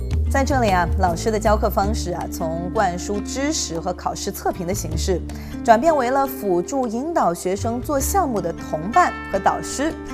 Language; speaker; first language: Chinese; native; Chinese